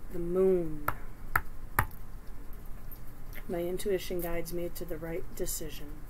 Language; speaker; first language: English; native; English